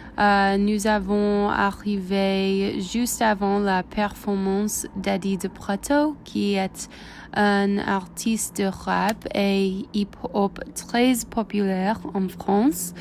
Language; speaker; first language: French; non-native, learner; English